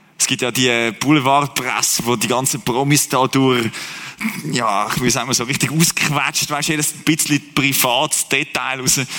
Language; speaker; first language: German; native; German